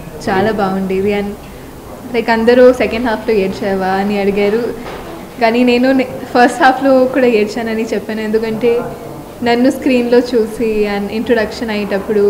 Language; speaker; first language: Telugu; non-native, fluent; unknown